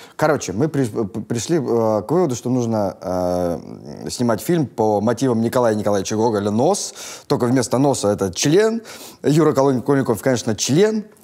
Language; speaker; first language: Russian; native; Russian